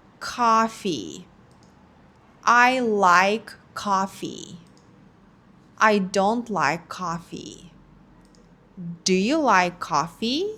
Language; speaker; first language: English; non-native, fluent; Ukrainian